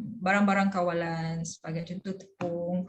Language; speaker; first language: Malay; native; Malay